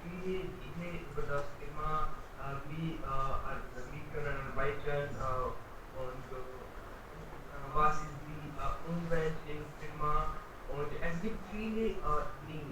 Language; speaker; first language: German; non-native, learner; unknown